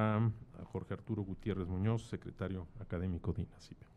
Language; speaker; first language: Spanish; native; Spanish